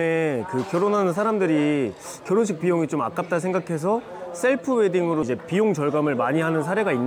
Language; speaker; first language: Korean; native; Korean